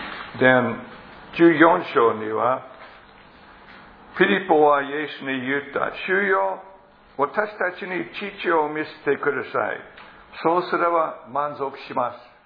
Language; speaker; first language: Japanese; non-native, fluent; English